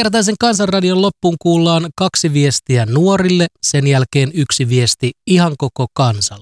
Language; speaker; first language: Finnish; native; Finnish